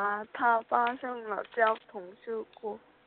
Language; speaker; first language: Chinese; non-native, learner; Korean